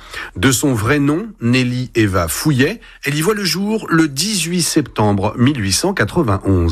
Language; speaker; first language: French; native; French